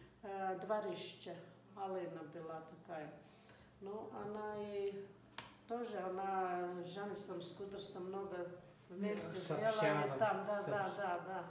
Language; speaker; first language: Russian; non-native, fluent; Latvian